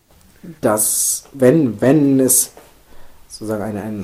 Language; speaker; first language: German; native; German